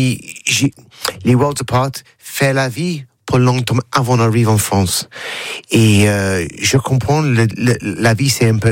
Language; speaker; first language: French; non-native, learner; English